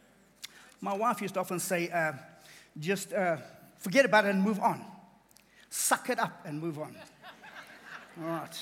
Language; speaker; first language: English; native; English